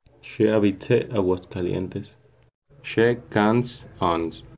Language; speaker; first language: French; non-native, learner; Spanish